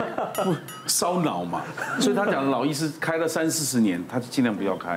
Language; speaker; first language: Chinese; native; Chinese